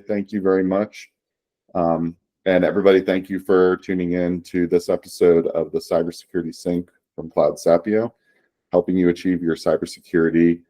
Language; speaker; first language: English; native; English